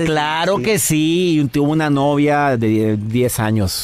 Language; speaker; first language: Spanish; native; Spanish